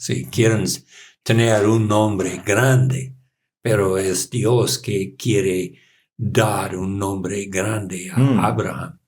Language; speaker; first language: Spanish; non-native, learner; English